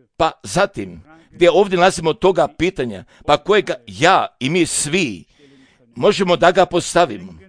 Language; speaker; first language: Croatian; non-native, fluent; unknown